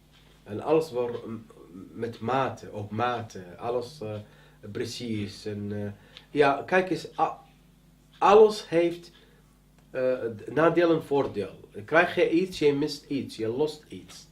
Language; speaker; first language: Dutch; non-native, learner; Arabic